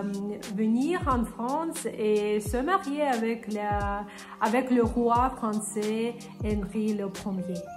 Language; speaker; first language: French; non-native, fluent; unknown